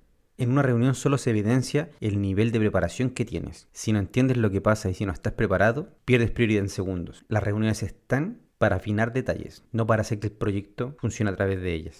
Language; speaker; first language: Spanish; native; Spanish